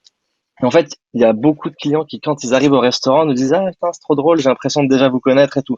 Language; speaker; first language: French; native; French